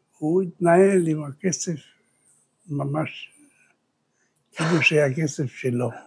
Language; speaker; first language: Hebrew; early bilingual, other home language; Spanish